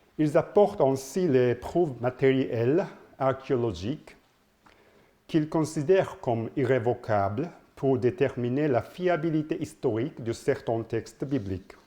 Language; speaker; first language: French; non-native, learner; Japanese